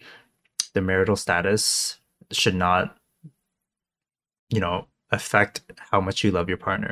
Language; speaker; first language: English; non-native, local second language; Cantonese